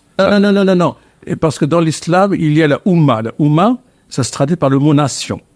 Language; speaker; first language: French; non-native, local second language; Arabic